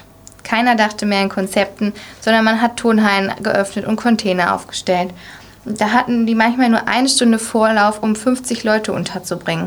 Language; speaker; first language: German; native; German